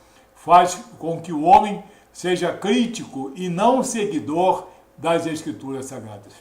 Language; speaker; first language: Portuguese; native; Portuguese